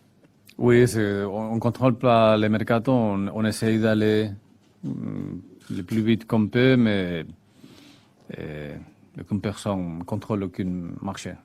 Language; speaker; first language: French; non-native, fluent; Spanish